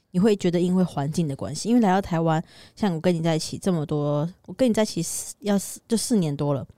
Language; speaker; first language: Chinese; native; Chinese